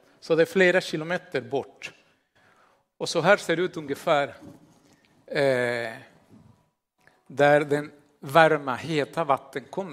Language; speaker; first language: Swedish; non-native, fluent; Spanish